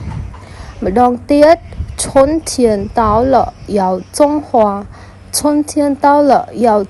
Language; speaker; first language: Chinese; non-native, fluent; Khmer